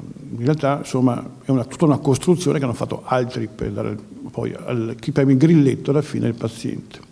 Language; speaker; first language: Italian; native; Italian